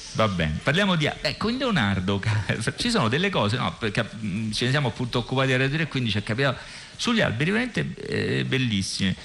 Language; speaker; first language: Italian; native; Italian